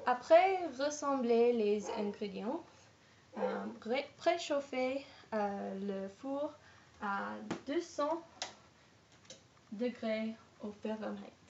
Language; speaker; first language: French; non-native, learner; English